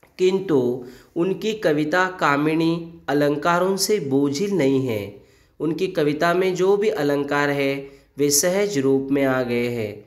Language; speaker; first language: Hindi; native; Hindi